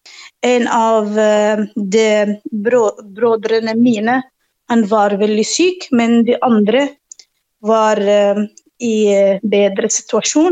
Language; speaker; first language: Norwegian; non-native, learner; Arabic